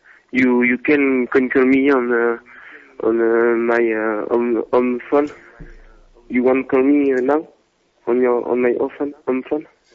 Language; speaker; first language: English; non-native, learner; French